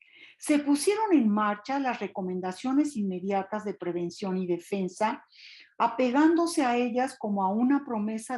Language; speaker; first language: Spanish; native; Spanish